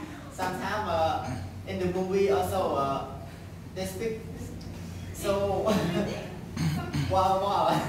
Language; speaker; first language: English; non-native, learner; Khmer